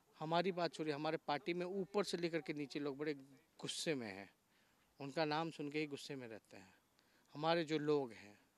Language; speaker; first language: Hindi; native; Hindi